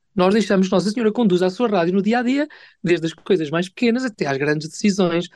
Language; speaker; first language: Portuguese; native; Portuguese